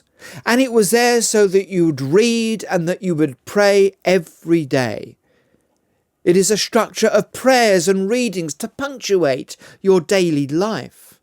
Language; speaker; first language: English; native; English